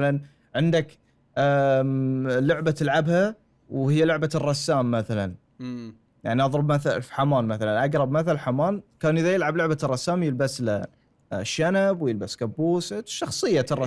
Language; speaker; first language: Arabic; native; Arabic